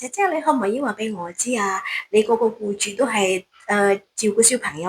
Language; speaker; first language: Cantonese; native; Cantonese